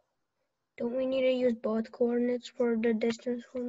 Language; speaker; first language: English; native; English